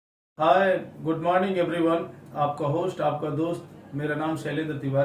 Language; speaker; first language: Hindi; native; Hindi